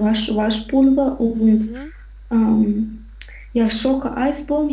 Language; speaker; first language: German; non-native, learner; Russian